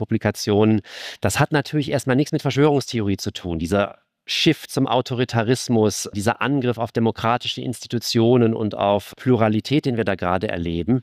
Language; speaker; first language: German; native; German